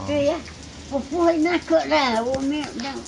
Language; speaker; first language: Chinese; non-native, local second language; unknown